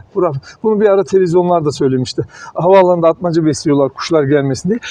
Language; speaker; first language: Turkish; native; Turkish